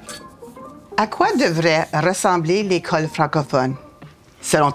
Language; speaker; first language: French; native; French